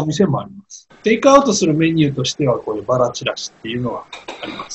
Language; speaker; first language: Japanese; native; Japanese